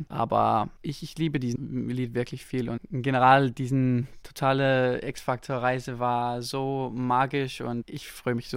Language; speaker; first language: German; non-native, local second language; Danish